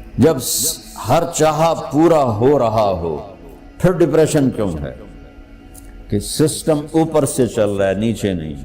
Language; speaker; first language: Urdu; non-native, local second language; Punjabi